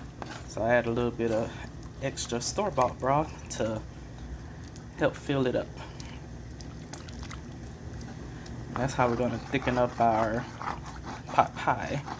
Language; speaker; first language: English; native; English